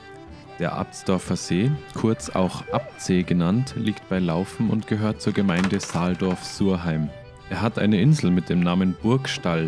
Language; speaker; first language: German; native; German